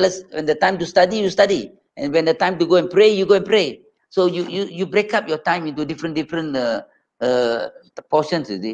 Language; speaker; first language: English; non-native, local second language; Tamil